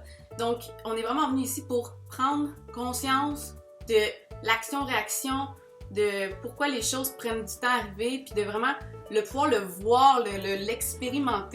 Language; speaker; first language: French; native; French